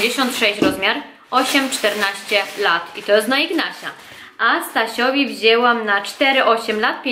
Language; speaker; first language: Polish; native; Polish